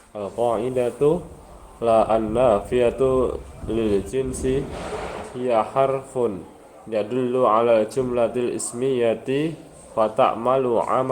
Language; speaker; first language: Arabic; non-native, learner; Indonesian